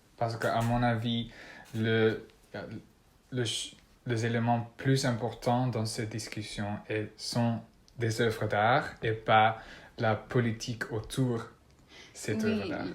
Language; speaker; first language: French; non-native, learner; Dutch